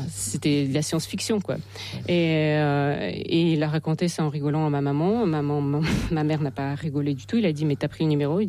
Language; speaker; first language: French; non-native, fluent; Russian